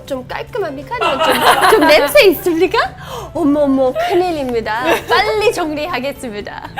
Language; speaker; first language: Korean; non-native, fluent; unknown